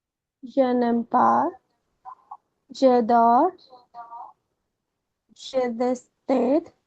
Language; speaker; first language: French; non-native, learner; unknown